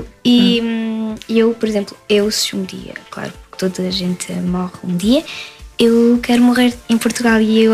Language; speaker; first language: Portuguese; early bilingual, heritage; French